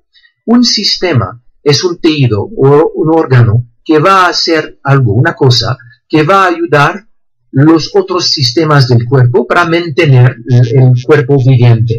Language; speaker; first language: Spanish; non-native, fluent; French